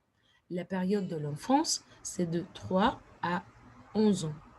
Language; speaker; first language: French; non-native, fluent; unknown